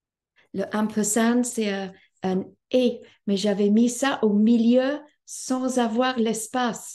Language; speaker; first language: French; non-native, fluent; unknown